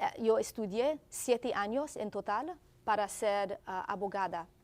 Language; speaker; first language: Spanish; non-native, learner; Haitian Creole